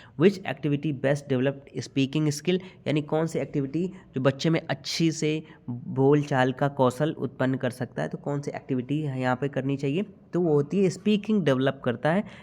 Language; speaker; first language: Hindi; native; Hindi